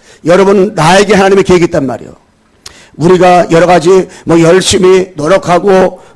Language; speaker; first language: Korean; native; Korean